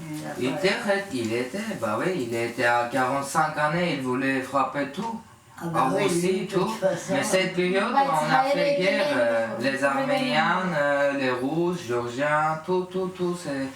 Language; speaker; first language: French; non-native, learner; Armenian